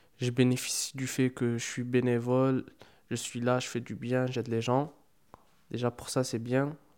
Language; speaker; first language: French; non-native, local second language; Arabic